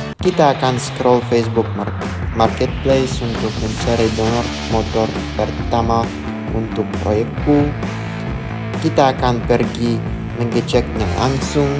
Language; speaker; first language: Indonesian; non-native, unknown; Russian